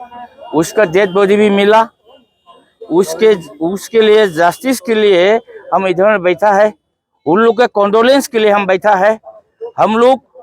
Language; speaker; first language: Hindi; non-native, local second language; Manipuri